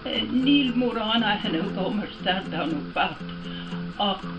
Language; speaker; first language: Irish; non-native, local second language; English